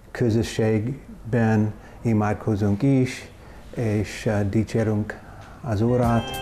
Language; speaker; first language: Hungarian; non-native, learner; English